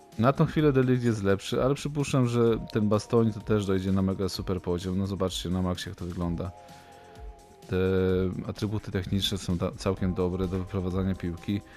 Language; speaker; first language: Polish; native; Polish